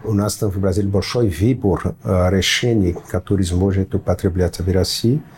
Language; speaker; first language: Russian; non-native, fluent; Portuguese